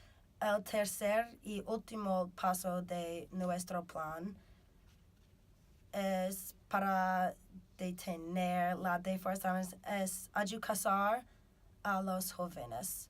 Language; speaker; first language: Spanish; non-native, fluent; English